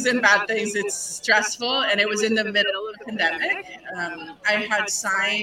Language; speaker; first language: English; non-native, fluent; Spanish